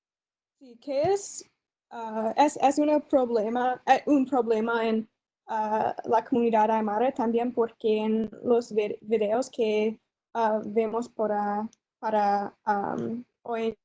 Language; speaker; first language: Spanish; non-native, learner; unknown